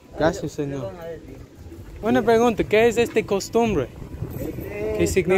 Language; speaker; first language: Spanish; non-native, learner; English